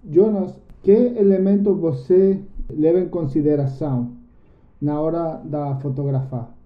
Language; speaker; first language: Portuguese; non-native, learner; Spanish